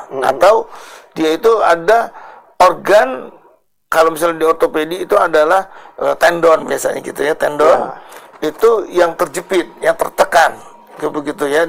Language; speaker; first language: Indonesian; native; Indonesian